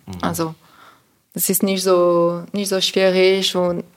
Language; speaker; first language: German; non-native, learner; French